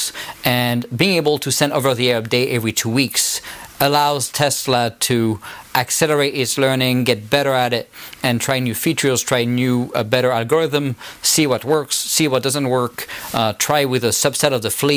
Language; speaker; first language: English; non-native, fluent; French